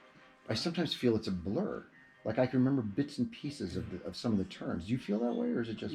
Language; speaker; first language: English; native; English